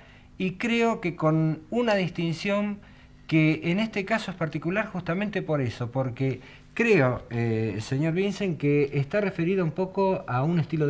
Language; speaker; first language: Spanish; native; Spanish